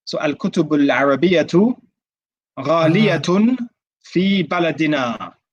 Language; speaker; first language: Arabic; non-native, fluent; English